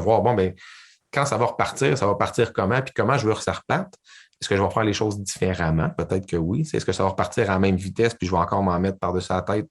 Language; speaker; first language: French; native; French